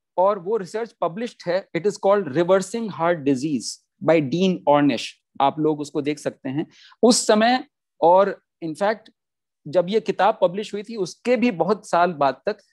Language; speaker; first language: Hindi; native; Hindi